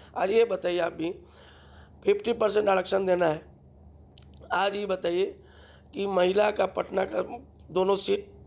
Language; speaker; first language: Hindi; native; Hindi